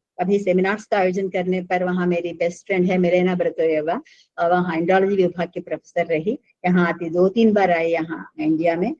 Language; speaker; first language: Hindi; non-native, local second language; Telugu